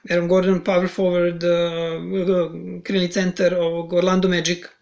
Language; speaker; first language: Serbian; native; Serbian